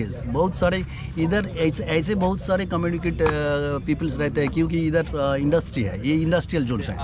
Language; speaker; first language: Hindi; non-native, local second language; Bangla